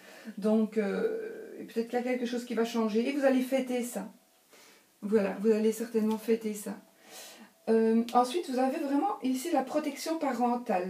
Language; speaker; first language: French; native; French